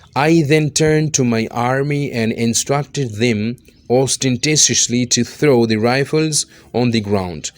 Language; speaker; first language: English; non-native, local second language; Urdu